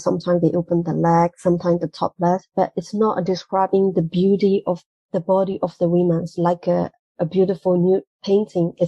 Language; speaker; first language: English; non-native, fluent; Burmese